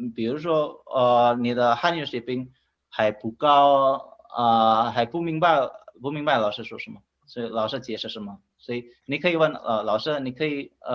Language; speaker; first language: Chinese; non-native, fluent; Indonesian